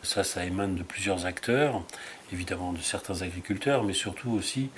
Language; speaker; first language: French; native; French